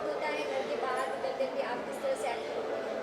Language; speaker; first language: Hindi; native; Hindi